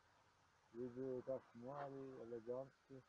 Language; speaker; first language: Polish; non-native, learner; Ukrainian